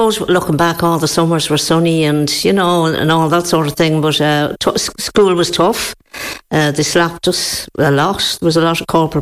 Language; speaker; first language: English; native; English